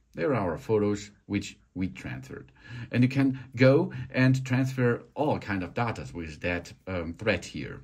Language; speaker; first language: English; non-native, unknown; German